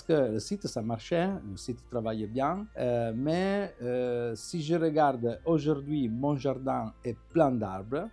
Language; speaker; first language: French; non-native, fluent; Italian